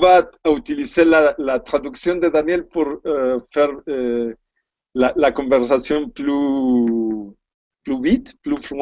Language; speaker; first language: French; non-native, learner; Spanish